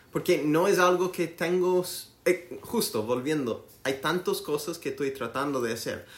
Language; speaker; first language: Spanish; non-native, learner; English